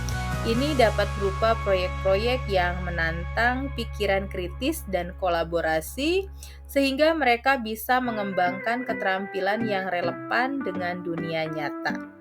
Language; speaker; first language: Indonesian; native; Indonesian